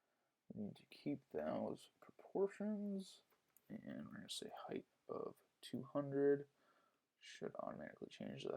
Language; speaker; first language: English; native; English